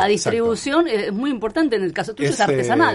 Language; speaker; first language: Spanish; native; Spanish